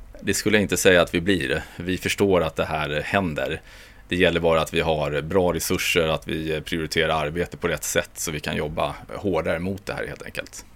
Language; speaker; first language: Swedish; native; Swedish